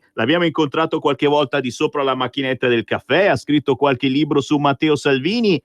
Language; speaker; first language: Italian; native; Italian